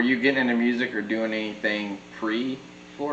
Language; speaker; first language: English; native; English